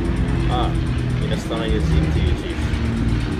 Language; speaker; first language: Russian; non-native, learner; English